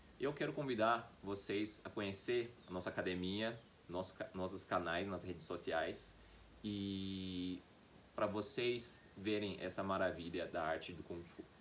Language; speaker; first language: Portuguese; non-native, fluent; Chinese